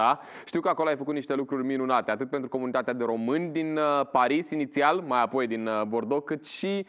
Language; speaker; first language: Romanian; native; Romanian